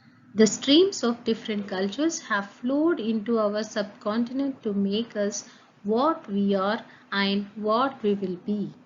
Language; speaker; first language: English; non-native, local second language; Telugu